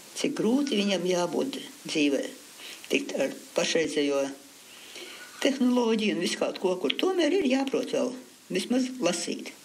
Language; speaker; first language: Latvian; early bilingual, heritage; Latvian